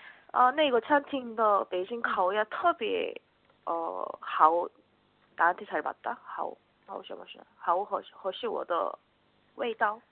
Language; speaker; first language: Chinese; non-native, learner; Korean